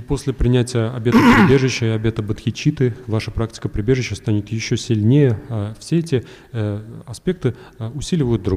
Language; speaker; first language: Russian; native; Russian